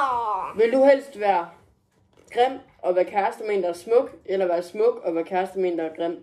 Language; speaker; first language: Danish; native; Danish